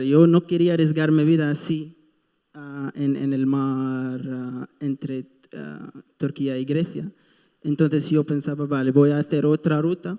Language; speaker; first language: Spanish; non-native, fluent; Arabic